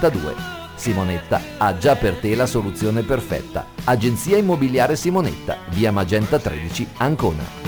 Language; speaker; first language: Italian; native; Italian